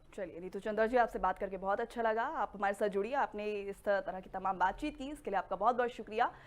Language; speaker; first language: Hindi; native; Hindi